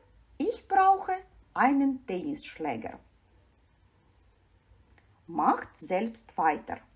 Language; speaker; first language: German; non-native, fluent; Ukrainian